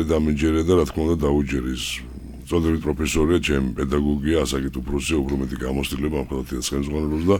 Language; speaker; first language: Georgian; native; Georgian